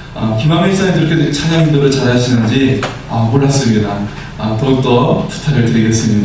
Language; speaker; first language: Korean; native; Korean